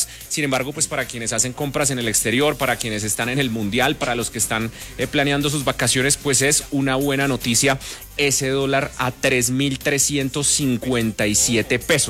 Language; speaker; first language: Spanish; native; Spanish